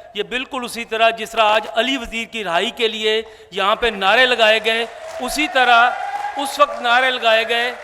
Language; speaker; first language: Urdu; non-native, local second language; Punjabi